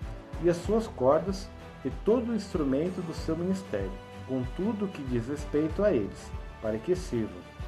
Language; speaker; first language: Portuguese; native; Portuguese